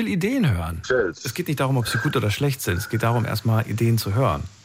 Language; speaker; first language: German; native; German